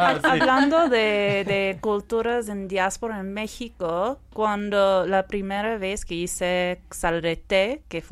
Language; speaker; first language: Spanish; non-native, fluent; English